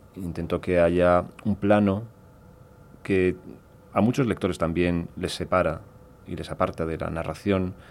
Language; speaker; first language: Spanish; native; Spanish